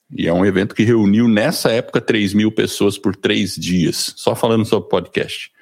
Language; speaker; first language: Portuguese; early bilingual, other home language; English